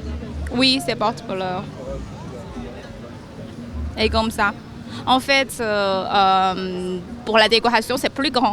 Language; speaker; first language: French; non-native, learner; Chinese